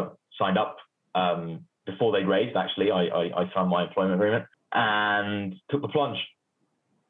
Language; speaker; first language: English; native; English